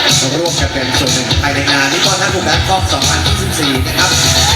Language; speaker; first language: Thai; native; Thai